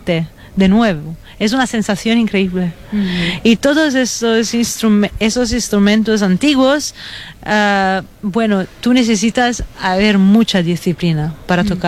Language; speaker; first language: Spanish; non-native, fluent; Italian